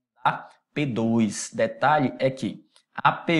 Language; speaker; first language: Portuguese; native; Portuguese